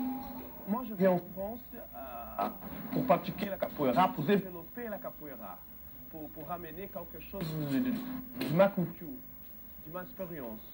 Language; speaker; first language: French; non-native, fluent; Portuguese